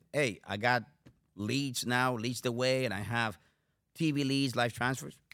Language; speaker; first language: English; non-native, fluent; Spanish